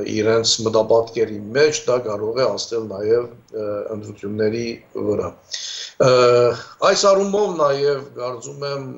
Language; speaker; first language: Armenian; early bilingual, heritage; Armenian